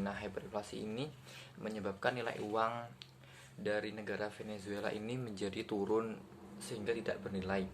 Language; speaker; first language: Indonesian; native; Indonesian